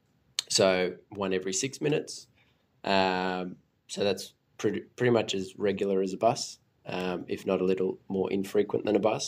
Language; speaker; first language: English; native; English